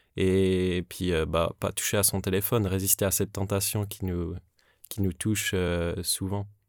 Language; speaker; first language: French; native; French